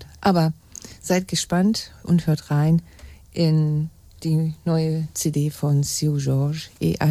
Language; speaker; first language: German; native; German